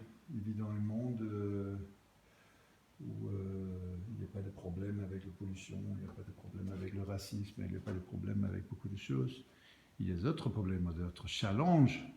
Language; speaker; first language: French; non-native, learner; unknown